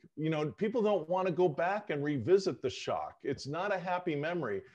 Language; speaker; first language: English; native; English